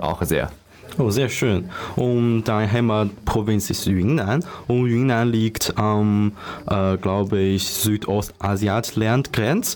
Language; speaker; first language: German; non-native, learner; Chinese